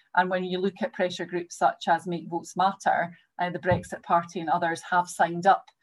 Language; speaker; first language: English; native; English